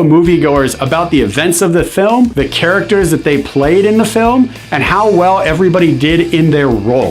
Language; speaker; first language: English; native; English